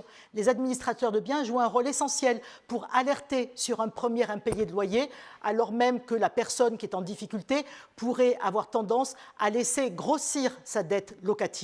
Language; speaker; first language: French; native; French